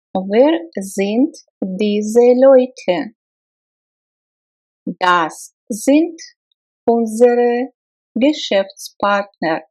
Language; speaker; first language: German; non-native, fluent; Russian